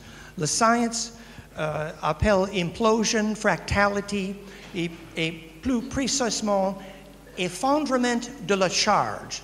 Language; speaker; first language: French; non-native, learner; English